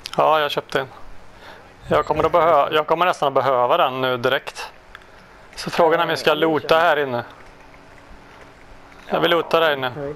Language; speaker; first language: Swedish; native; Swedish